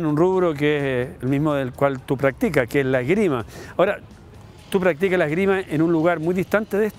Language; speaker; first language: Spanish; native; Spanish